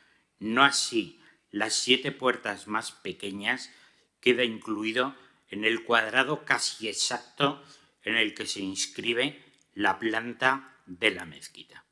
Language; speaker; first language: Spanish; native; Spanish